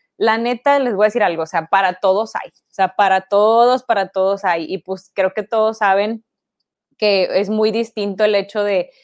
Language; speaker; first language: Spanish; native; Spanish